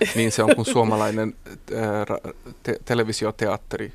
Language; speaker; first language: Finnish; native; Finnish